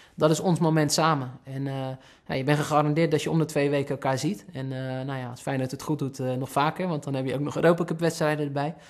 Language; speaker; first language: Dutch; native; Dutch